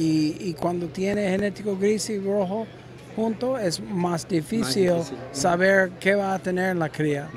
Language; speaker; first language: Spanish; non-native, learner; English